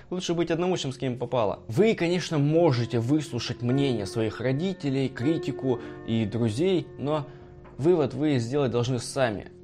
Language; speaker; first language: Russian; native; Russian